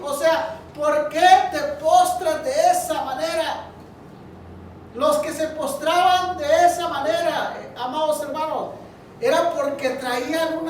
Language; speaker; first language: Spanish; native; Spanish